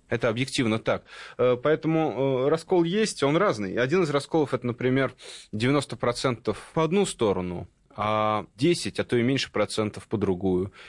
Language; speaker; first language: Russian; native; Russian